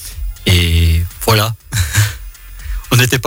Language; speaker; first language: French; non-native, local second language; Dutch